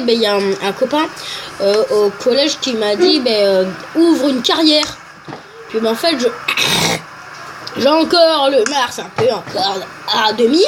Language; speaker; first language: French; native; French